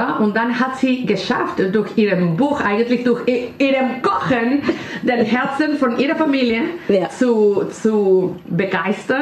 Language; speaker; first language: German; non-native, learner; Spanish